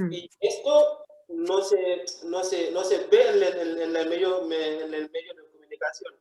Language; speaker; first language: Spanish; non-native, fluent; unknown